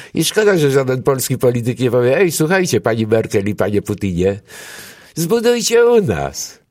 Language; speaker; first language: Polish; early bilingual, other home language; Greek